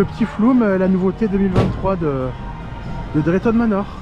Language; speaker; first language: French; native; French